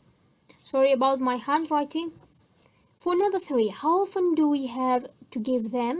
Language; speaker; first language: English; non-native, fluent; Central Kurdish